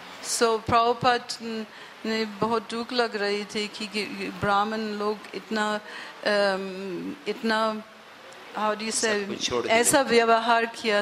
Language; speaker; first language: Hindi; non-native, learner; English